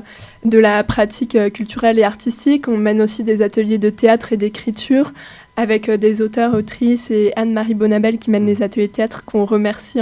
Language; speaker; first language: French; native; French